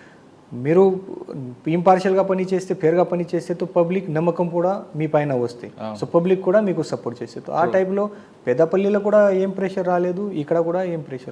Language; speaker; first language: Telugu; non-native, learner; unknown